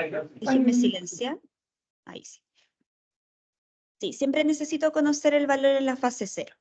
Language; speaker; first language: Spanish; native; Spanish